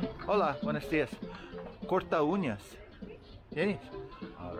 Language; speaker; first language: Spanish; non-native, learner; English